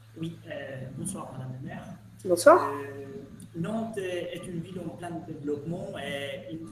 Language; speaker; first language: French; non-native, learner; Albanian